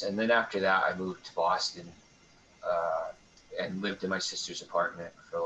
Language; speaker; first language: English; native; English